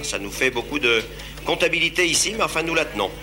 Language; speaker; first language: French; native; French